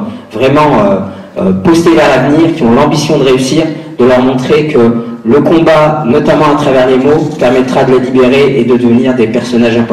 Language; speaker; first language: French; native; French